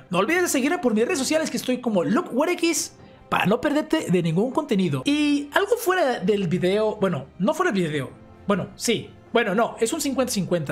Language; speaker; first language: Spanish; native; Spanish